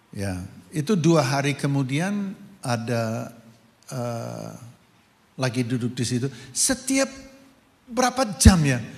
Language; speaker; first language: Indonesian; non-native, fluent; English